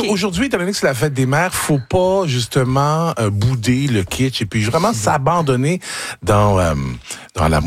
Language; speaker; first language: French; native; French